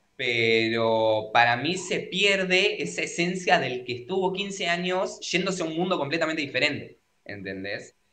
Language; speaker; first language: Spanish; native; Spanish